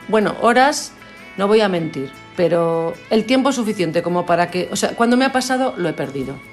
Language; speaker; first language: Spanish; native; Spanish